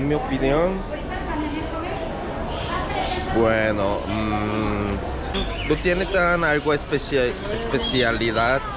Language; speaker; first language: Spanish; non-native, learner; Korean